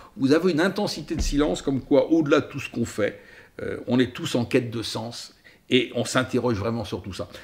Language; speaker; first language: French; native; French